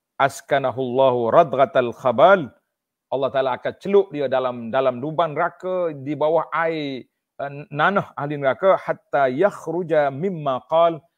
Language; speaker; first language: Malay; native; Malay